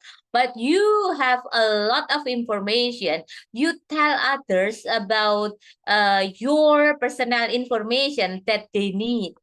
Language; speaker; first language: English; non-native, fluent; Indonesian